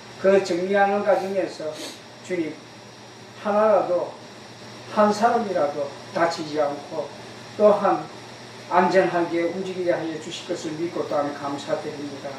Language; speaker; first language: Korean; native; Korean